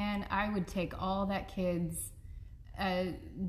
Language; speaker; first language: English; native; English